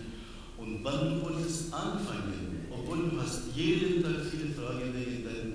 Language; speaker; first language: German; non-native, learner; Persian